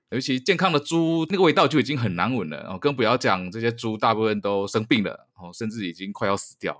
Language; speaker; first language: Chinese; native; Chinese